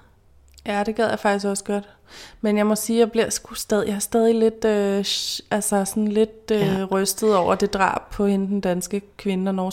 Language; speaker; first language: Danish; native; Danish